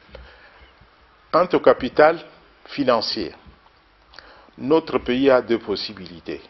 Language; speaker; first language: French; non-native, local second language; Luba-Lulua